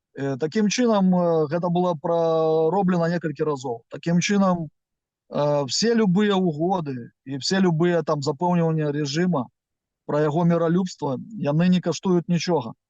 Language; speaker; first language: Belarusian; non-native, local second language; Russian